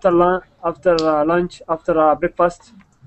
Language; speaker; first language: English; non-native, learner; Arabic